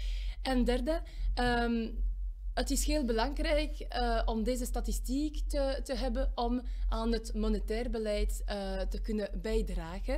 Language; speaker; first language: Dutch; non-native, local second language; French